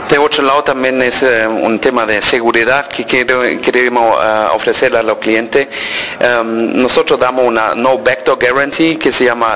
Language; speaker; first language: Spanish; early bilingual, heritage; Spanish